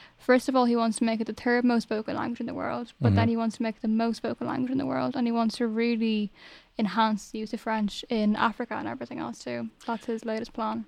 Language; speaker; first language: English; native; English